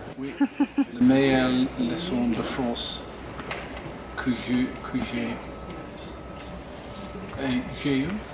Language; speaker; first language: French; non-native, learner; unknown